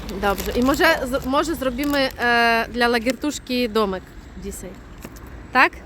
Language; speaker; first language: Polish; non-native, fluent; Ukrainian